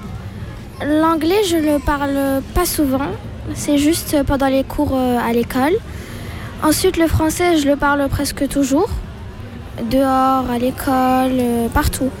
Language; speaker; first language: French; early bilingual, other home language; Arabic